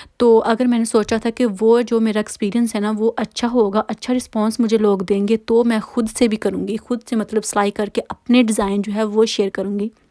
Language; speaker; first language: Urdu; non-native, local second language; Punjabi